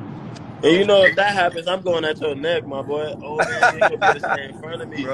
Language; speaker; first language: English; native; English